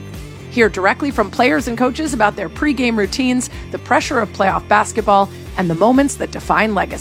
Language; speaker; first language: English; native; English